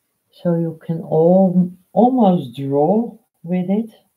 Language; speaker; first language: English; non-native, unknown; Dutch